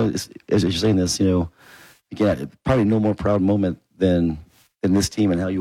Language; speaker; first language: English; native; English